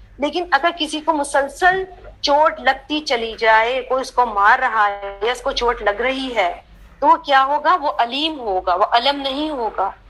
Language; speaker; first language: Urdu; native; Urdu